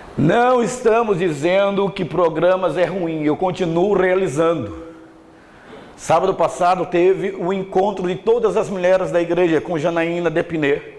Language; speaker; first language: Portuguese; native; Portuguese